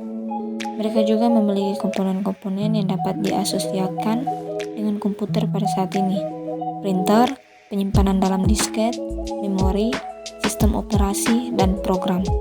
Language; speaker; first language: Indonesian; native; Indonesian